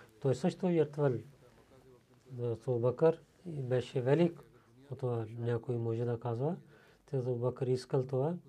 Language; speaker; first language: Bulgarian; non-native, learner; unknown